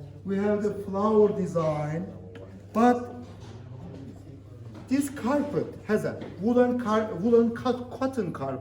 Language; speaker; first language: English; non-native, learner; Turkish